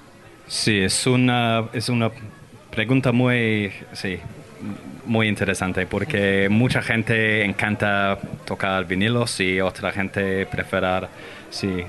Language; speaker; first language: Spanish; non-native, learner; English